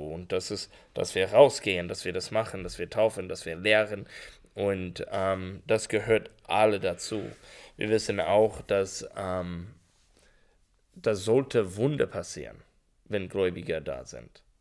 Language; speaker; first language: German; non-native, learner; English